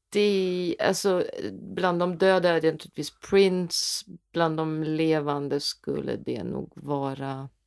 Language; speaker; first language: Swedish; non-native, fluent; German